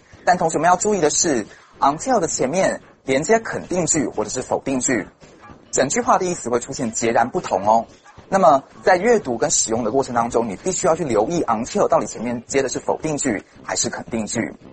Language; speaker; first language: Chinese; native; Chinese